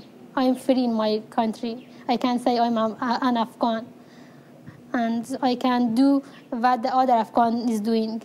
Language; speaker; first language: English; non-native, learner; Persian